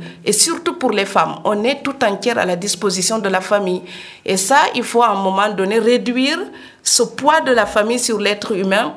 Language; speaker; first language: French; non-native, local second language; Serer